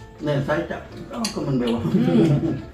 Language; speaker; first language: Korean; non-native, learner; Thai